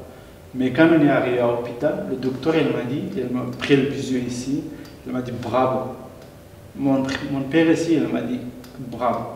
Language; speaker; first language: French; non-native, learner; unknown